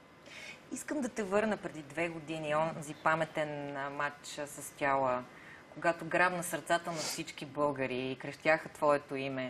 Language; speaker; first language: Bulgarian; native; Bulgarian